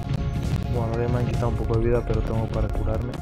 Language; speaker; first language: Spanish; native; Spanish